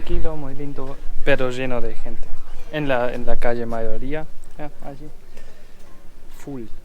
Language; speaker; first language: Spanish; non-native, learner; German